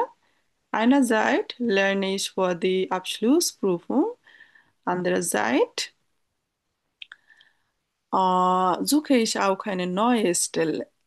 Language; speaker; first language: German; non-native, learner; Bangla